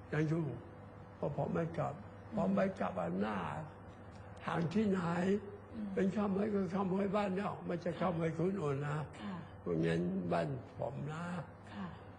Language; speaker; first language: Thai; non-native, learner; Chinese